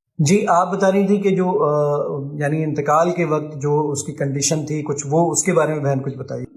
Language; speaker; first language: Urdu; native; Urdu